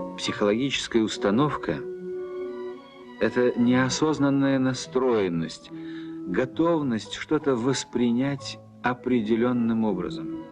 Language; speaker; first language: Russian; native; Russian